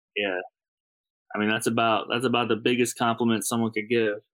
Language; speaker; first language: English; native; English